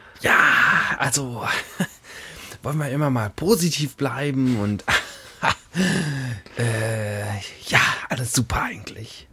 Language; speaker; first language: German; native; German